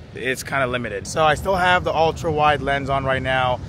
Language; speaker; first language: English; native; English